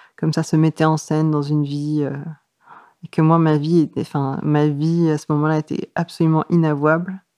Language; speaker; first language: French; native; French